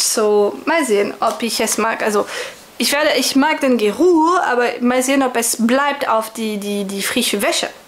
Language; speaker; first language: German; non-native, fluent; French